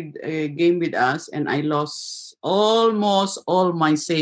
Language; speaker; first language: English; non-native, local second language; Filipino